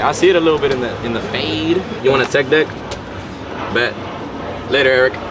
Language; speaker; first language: English; early bilingual, other home language; Spanish